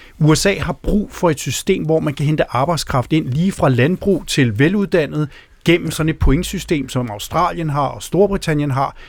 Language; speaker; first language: Danish; native; Danish